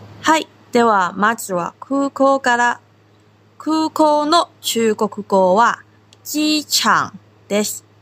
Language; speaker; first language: Japanese; non-native, fluent; Korean